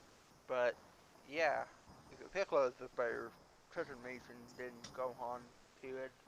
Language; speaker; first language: English; non-native, learner; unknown